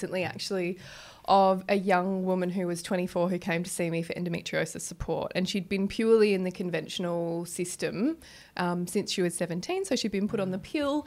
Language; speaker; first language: English; native; English